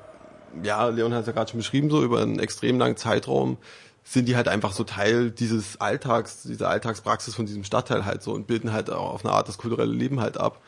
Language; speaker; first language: German; native; German